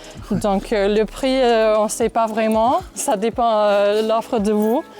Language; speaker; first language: French; non-native, fluent; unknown